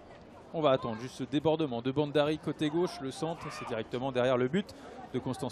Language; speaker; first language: French; native; French